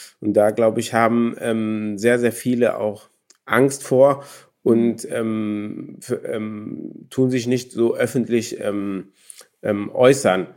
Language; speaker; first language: German; early bilingual, other home language; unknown